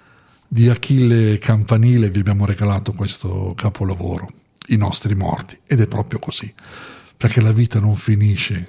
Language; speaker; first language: Italian; native; Italian